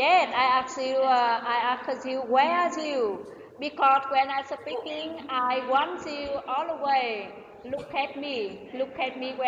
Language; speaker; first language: English; non-native, learner; Vietnamese